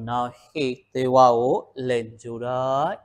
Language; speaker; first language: Vietnamese; non-native, learner; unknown